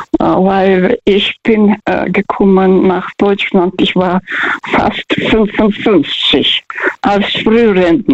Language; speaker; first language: German; non-native, fluent; Russian